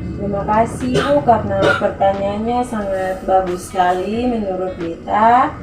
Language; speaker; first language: Indonesian; non-native, local second language; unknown